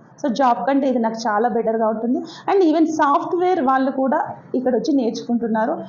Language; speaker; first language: Telugu; native; Telugu